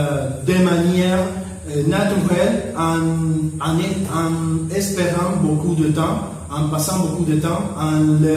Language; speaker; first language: French; non-native, learner; Spanish